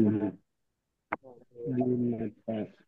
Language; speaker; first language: Arabic; non-native, learner; Indonesian